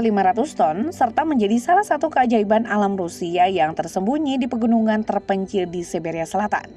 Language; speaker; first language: Indonesian; native; Indonesian